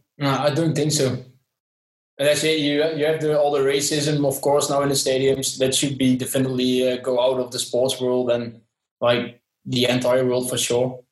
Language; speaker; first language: English; non-native, fluent; Dutch